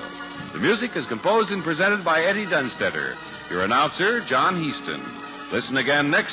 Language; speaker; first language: English; native; English